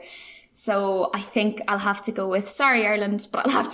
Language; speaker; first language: English; native; English